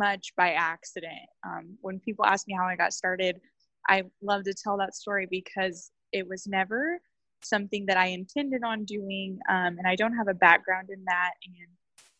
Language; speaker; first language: English; native; English